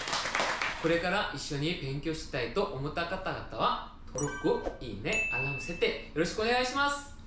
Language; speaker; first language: Japanese; non-native, learner; Korean